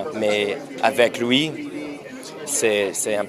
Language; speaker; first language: French; non-native, fluent; English